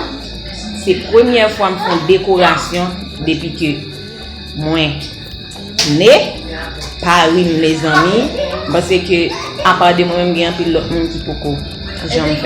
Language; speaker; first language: French; non-native, local second language; Haitian Creole